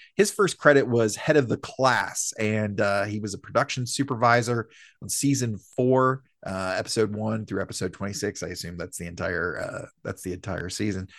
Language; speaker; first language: English; native; English